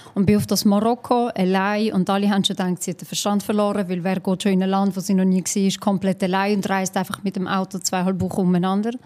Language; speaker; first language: German; early bilingual, other home language; Albanian